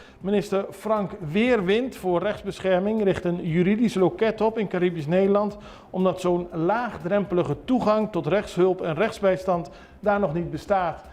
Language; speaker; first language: Dutch; non-native, local second language; Papiamento